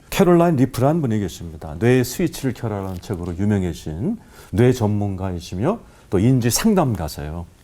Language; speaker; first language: Korean; native; Korean